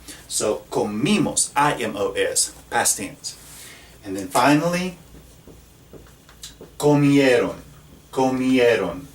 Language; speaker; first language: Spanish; non-native, fluent; English